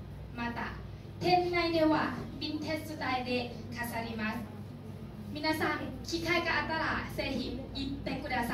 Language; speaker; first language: Japanese; non-native, learner; Thai